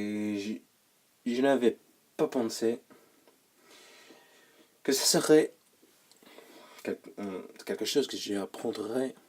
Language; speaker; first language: French; non-native, learner; English